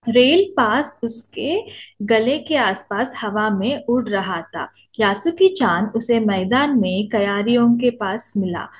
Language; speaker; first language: Hindi; non-native, local second language; Telugu